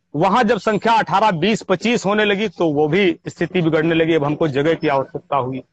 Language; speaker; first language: Hindi; native; Hindi